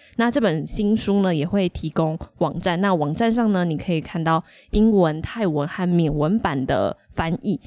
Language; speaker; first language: Chinese; native; Chinese